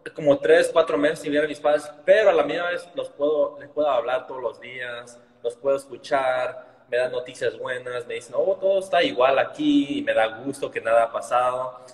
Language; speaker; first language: Spanish; early bilingual, heritage; Spanish